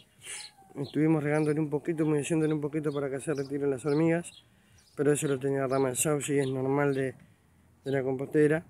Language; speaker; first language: Spanish; native; Spanish